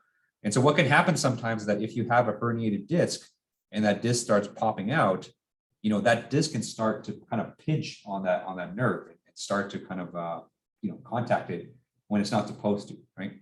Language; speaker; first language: English; native; English